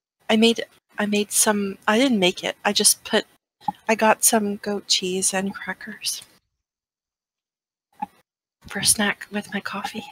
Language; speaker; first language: English; native; English